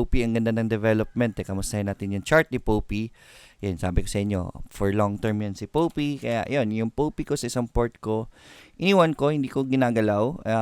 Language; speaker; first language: Filipino; native; Filipino